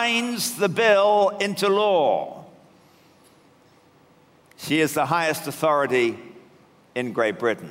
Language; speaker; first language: English; native; English